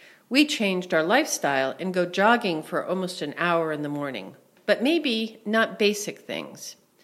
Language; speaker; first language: English; native; English